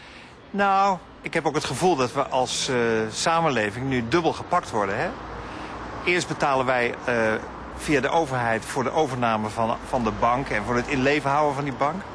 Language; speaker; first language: Dutch; native; Dutch